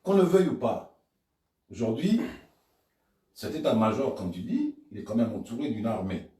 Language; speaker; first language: French; non-native, local second language; Arabic